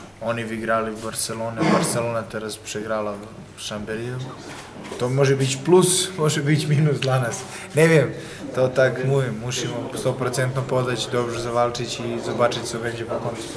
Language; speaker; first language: Polish; non-native, fluent; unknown